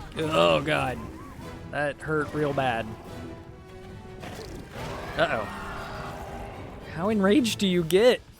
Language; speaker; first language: English; native; English